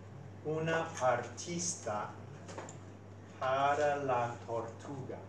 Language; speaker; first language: Spanish; non-native, fluent; English